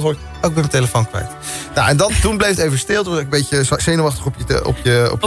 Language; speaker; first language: Dutch; native; Dutch